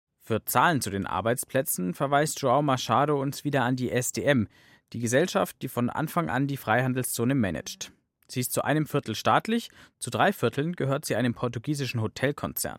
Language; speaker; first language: German; native; German